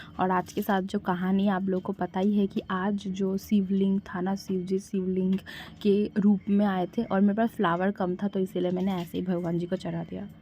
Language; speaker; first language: Hindi; non-native, local second language; Bangla